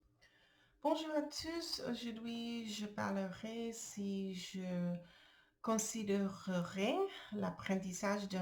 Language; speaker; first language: French; non-native, learner; English